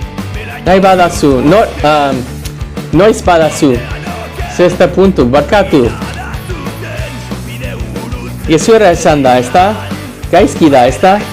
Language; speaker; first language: Basque; non-native, learner; English